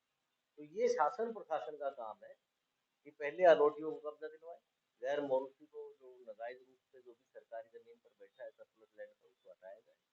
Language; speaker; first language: Hindi; native; Hindi